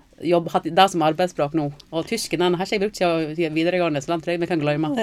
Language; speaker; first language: Norwegian; native; Norwegian